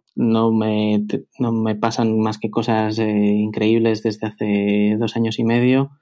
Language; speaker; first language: Spanish; native; Spanish